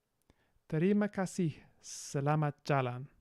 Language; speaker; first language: Indonesian; non-native, learner; English